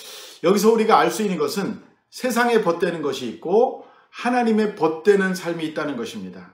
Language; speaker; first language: Korean; native; Korean